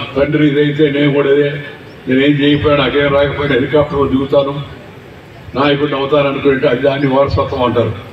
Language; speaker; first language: Telugu; native; Telugu